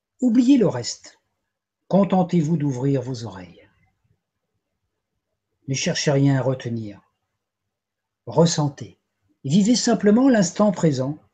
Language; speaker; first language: French; native; French